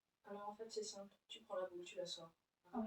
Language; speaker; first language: French; native; French